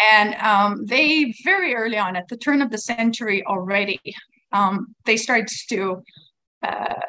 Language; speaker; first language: English; non-native, fluent; Swedish